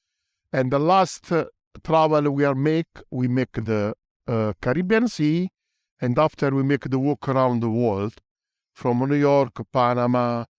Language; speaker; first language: English; non-native, learner; Italian